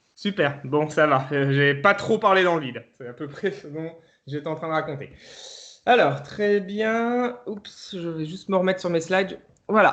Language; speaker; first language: French; native; French